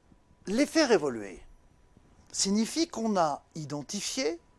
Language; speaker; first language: French; native; French